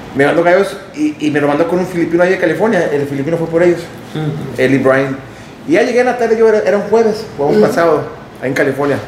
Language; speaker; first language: Spanish; early bilingual, heritage; Spanish